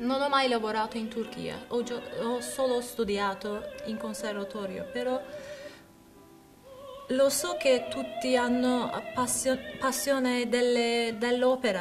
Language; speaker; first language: Italian; non-native, fluent; Turkish